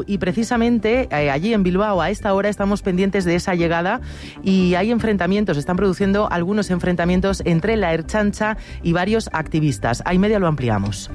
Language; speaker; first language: Spanish; native; Spanish